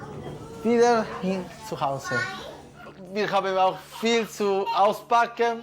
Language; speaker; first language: German; non-native, fluent; Spanish